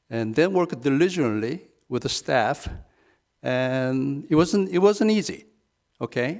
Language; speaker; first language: English; non-native, fluent; Korean